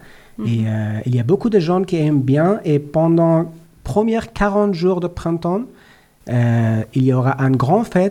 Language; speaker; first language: French; non-native, learner; Persian